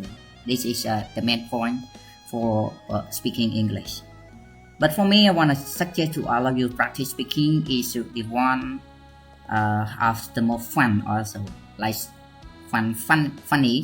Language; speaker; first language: English; non-native, learner; Khmer